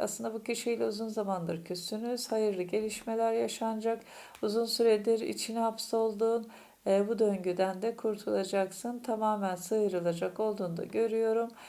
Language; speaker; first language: Turkish; native; Turkish